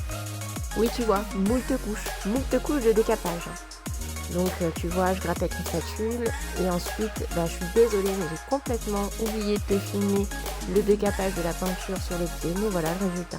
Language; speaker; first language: French; native; French